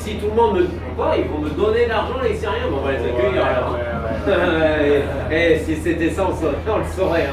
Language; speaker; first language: French; native; French